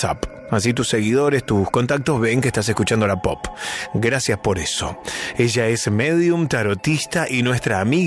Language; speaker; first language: Spanish; native; Spanish